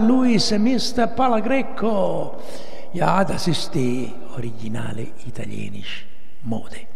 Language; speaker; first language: German; non-native, learner; Italian